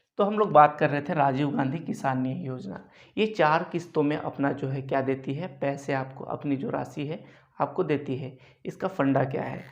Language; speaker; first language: Hindi; native; Hindi